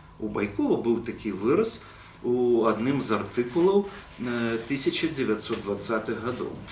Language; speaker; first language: Belarusian; native; Belarusian